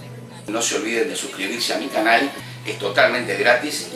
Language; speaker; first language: Spanish; native; Spanish